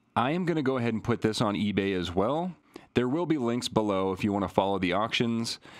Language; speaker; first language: English; native; English